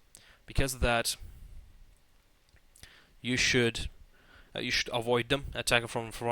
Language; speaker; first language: English; non-native, fluent; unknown